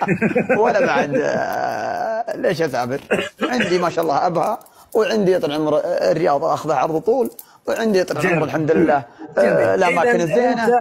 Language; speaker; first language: Arabic; native; Arabic